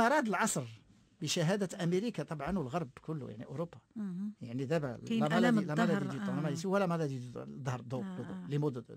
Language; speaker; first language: Arabic; native; Arabic